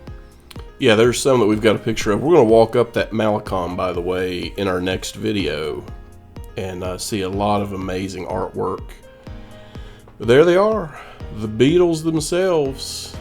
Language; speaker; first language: English; native; English